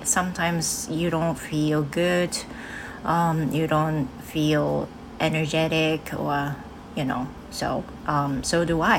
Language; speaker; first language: English; non-native, fluent; Japanese